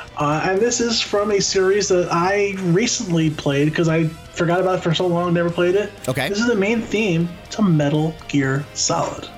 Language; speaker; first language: English; native; English